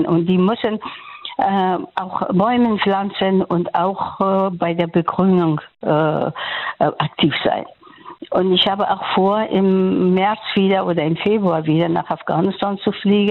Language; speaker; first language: German; non-native, fluent; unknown